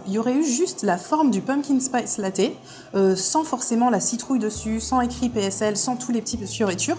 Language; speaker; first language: French; native; French